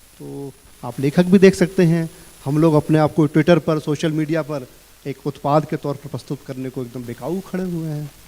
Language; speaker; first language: Hindi; native; Hindi